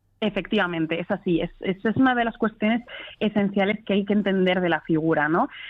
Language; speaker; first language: Spanish; early bilingual, other home language; Arabic